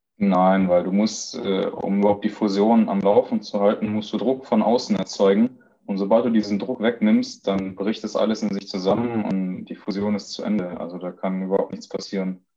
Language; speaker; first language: German; early bilingual, other home language; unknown